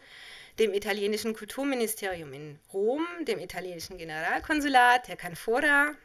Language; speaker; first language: German; native; German